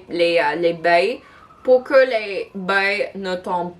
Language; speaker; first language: French; non-native, local second language; English